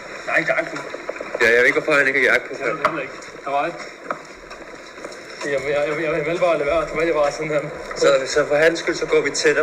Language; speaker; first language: Danish; native; Danish